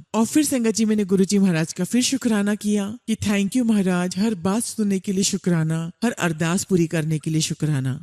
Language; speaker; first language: Hindi; native; Hindi